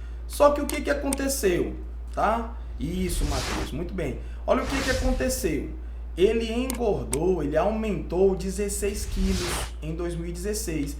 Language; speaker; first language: Portuguese; native; Portuguese